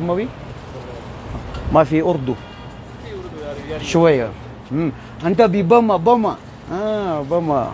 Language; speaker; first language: Arabic; non-native, learner; Maranao